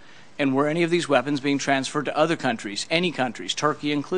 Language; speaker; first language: English; native; English